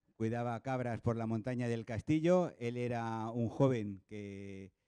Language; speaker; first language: Spanish; non-native, local second language; Catalan